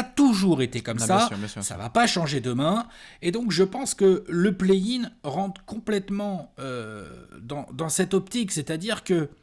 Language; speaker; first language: French; native; French